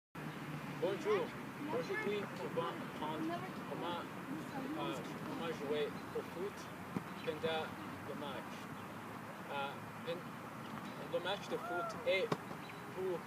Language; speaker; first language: French; non-native, learner; English